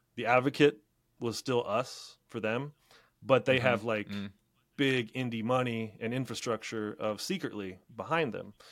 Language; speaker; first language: English; native; English